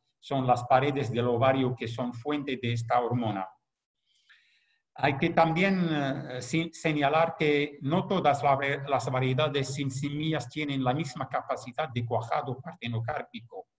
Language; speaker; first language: Spanish; non-native, fluent; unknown